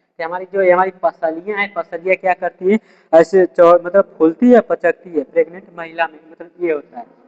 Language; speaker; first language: Hindi; native; Hindi